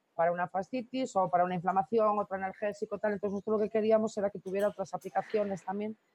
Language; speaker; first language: Spanish; native; Spanish